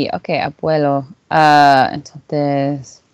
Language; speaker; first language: Spanish; non-native, learner; English